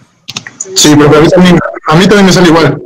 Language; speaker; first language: Spanish; native; Spanish